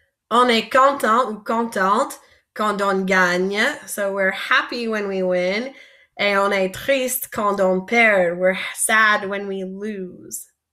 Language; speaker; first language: French; non-native, fluent; English